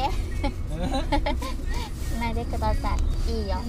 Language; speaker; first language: Japanese; non-native, learner; Vietnamese